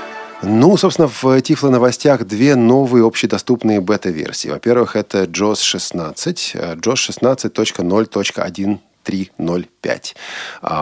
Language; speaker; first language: Russian; native; Russian